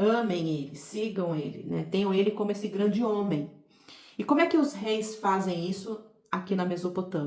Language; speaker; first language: Portuguese; native; Portuguese